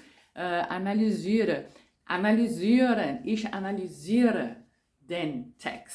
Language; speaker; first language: German; non-native, fluent; Portuguese